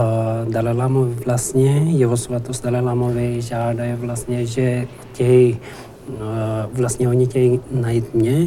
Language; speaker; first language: Czech; non-native, learner; Tibetan